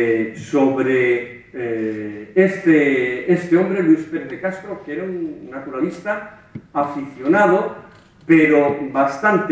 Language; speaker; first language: Spanish; native; Spanish